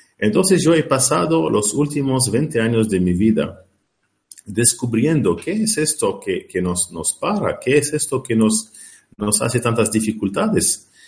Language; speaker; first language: Spanish; non-native, learner; Arabic